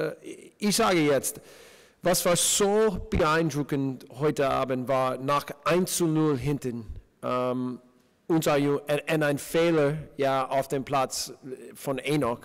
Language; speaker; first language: German; non-native, fluent; English